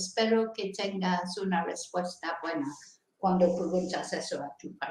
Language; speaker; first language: Spanish; non-native, fluent; English